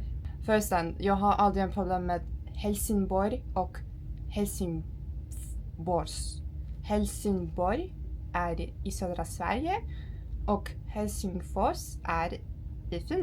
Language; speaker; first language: Swedish; non-native, learner; Turkish